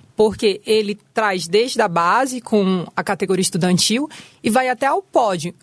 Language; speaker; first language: Portuguese; native; Portuguese